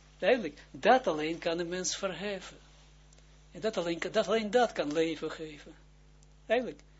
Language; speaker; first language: Dutch; non-native, fluent; Hebrew